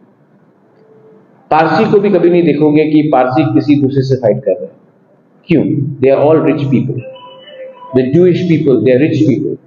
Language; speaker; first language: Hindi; non-native, local second language; Kok Borok